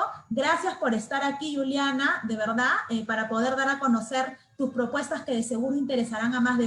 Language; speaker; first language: Spanish; native; Spanish